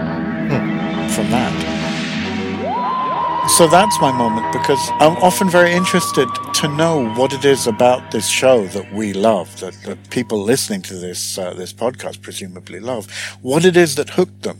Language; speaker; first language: English; native; English